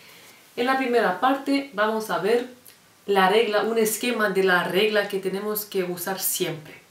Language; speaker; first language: Spanish; non-native, fluent; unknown